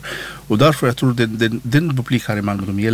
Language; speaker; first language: Swedish; non-native, learner; Arabic